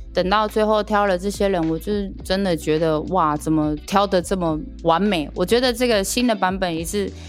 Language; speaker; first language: Chinese; non-native, local second language; Amis